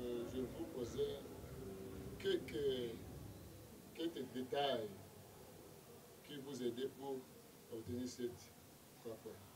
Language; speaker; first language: French; non-native, learner; Kinyarwanda